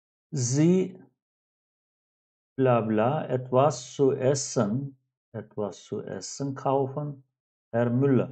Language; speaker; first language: German; non-native, fluent; Turkish